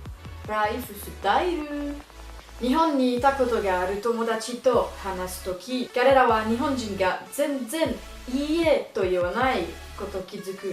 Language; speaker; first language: Japanese; non-native, learner; French